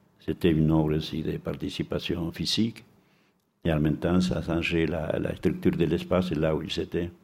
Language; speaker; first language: French; non-native, fluent; Spanish